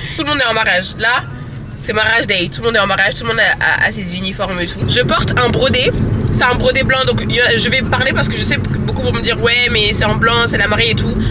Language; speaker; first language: French; early bilingual, other home language; Bambara